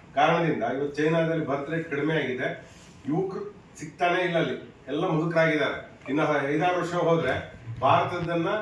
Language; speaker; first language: Kannada; native; Kannada